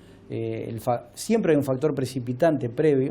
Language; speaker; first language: Spanish; native; Spanish